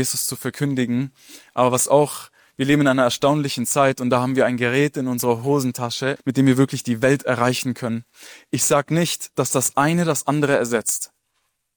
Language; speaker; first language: German; native; German